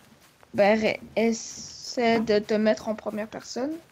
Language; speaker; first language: French; native; French